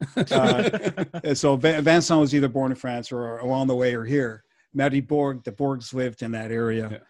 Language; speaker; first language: English; non-native, fluent; French